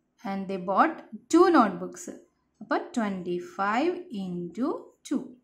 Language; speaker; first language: English; non-native, local second language; Malayalam